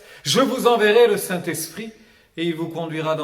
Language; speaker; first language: French; native; French